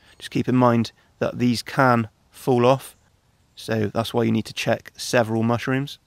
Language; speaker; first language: English; native; English